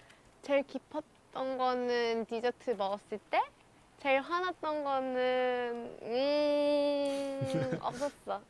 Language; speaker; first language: Korean; non-native, fluent; Thai